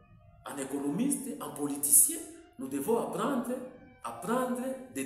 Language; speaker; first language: French; non-native, local second language; Swahili